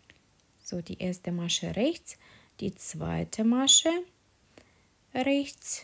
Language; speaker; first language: German; non-native, fluent; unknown